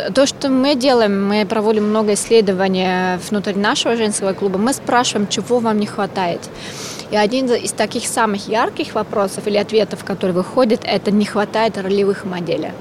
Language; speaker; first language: Russian; non-native, fluent; German